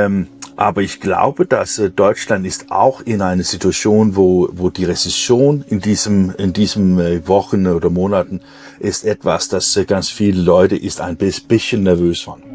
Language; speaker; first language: German; non-native, learner; Danish